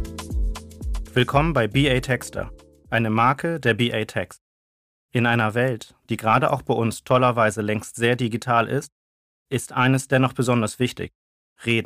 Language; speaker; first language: German; native; German